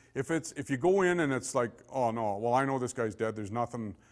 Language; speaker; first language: English; native; English